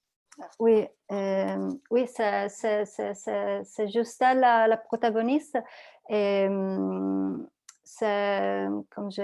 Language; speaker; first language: French; non-native, learner; Italian